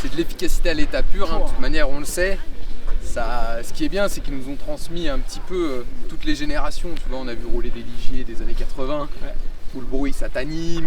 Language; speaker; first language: French; native; French